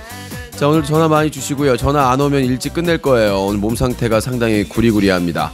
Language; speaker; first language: Korean; native; Korean